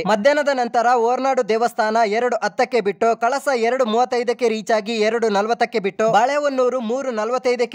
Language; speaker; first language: Kannada; native; Kannada